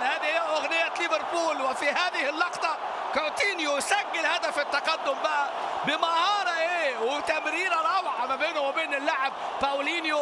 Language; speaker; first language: Arabic; native; Arabic